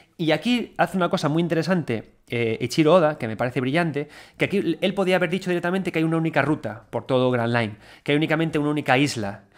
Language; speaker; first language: Spanish; native; Spanish